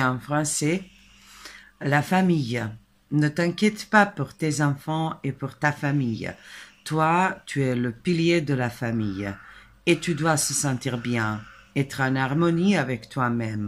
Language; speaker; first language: French; non-native, fluent; Serbian